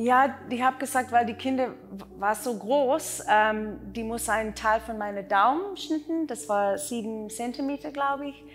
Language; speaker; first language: German; non-native, learner; Afrikaans